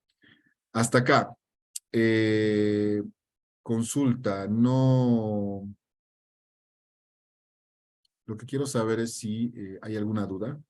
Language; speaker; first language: Spanish; native; Spanish